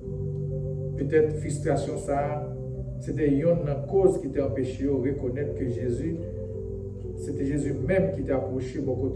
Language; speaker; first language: French; non-native, local second language; Haitian Creole